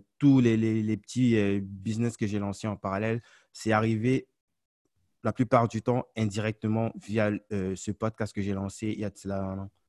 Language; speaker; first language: French; non-native, local second language; Ghomala